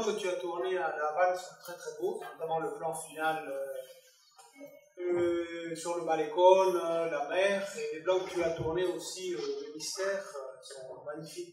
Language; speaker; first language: French; native; French